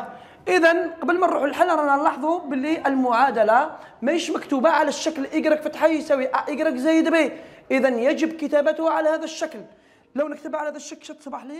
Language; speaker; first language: Arabic; native; Arabic